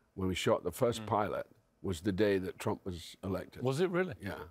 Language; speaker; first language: English; native; English